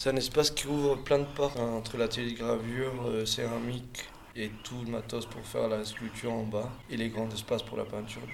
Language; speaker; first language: French; non-native, fluent; Spanish